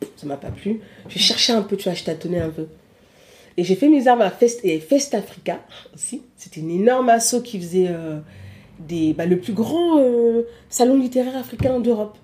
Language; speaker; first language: French; early bilingual, other home language; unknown